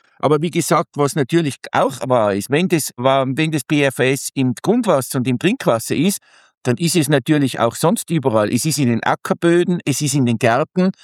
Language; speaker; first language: German; native; German